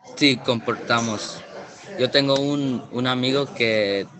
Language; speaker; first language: Spanish; early bilingual, heritage; Spanish